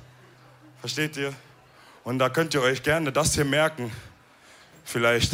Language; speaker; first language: German; early bilingual, other home language; Wolof